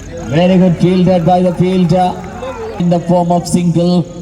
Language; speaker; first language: English; non-native, local second language; Malayalam